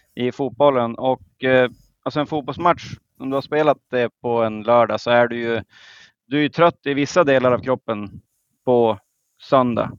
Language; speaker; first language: Swedish; native; Swedish